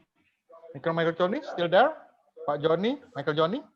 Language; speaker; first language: English; non-native, fluent; Indonesian